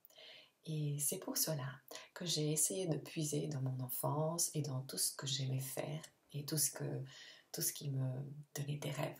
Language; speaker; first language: French; non-native, fluent; Italian